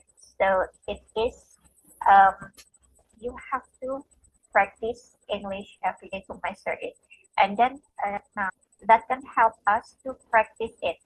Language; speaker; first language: English; non-native, fluent; Indonesian